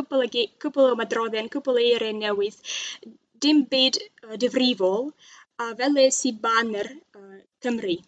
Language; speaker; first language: Welsh; non-native, learner; Russian